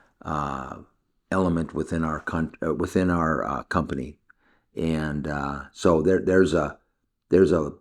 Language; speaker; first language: English; native; English